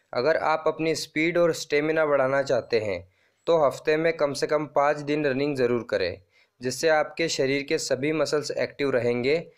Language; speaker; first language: Hindi; non-native, local second language; Marathi